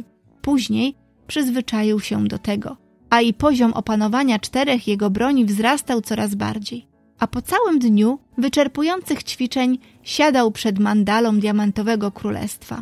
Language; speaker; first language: Polish; native; Polish